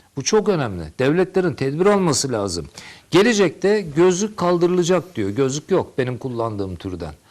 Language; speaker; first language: Turkish; native; Turkish